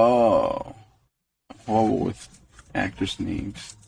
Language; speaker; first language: English; native; English